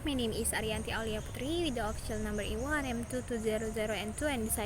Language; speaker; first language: English; non-native, learner; Indonesian